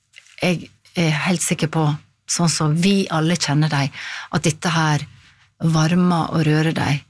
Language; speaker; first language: Norwegian; native; Norwegian